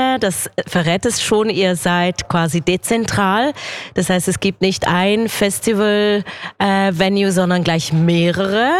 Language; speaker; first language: German; native; German